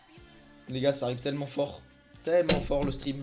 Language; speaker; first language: French; native; French